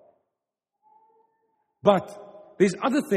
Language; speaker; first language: English; non-native, local second language; Afrikaans